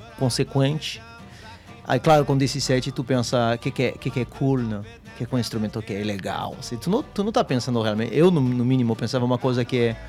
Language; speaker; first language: Portuguese; non-native, fluent; French